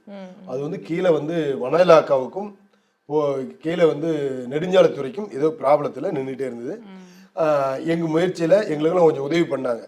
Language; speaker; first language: Tamil; native; Tamil